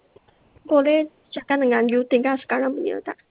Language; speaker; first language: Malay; non-native, local second language; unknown